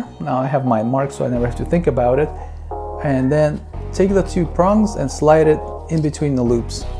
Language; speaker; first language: English; native; English